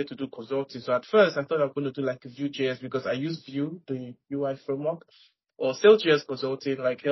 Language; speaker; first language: English; non-native, local second language; Yoruba